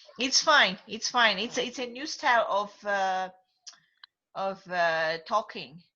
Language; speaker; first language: English; non-native, fluent; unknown